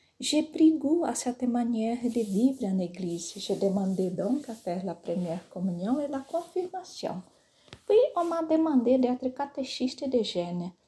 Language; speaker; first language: French; non-native, fluent; Portuguese